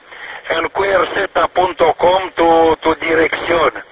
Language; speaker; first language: Spanish; non-native, learner; Romanian